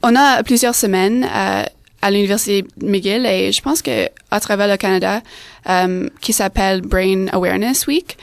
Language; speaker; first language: French; non-native, fluent; English